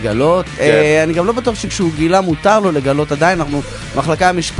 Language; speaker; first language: Hebrew; native; Hebrew